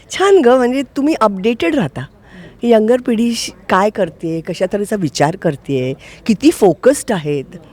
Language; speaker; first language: Marathi; native; Marathi